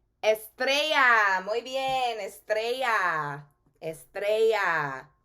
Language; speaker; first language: Spanish; non-native, learner; English